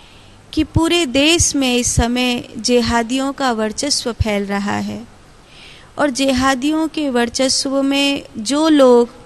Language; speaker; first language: Hindi; native; Hindi